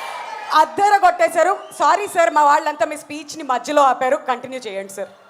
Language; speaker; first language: Telugu; native; Telugu